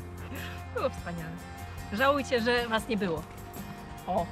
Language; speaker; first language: Polish; native; Polish